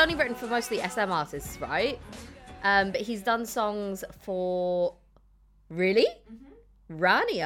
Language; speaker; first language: English; native; English